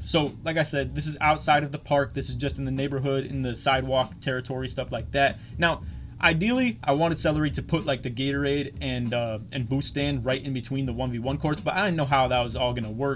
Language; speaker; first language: English; native; English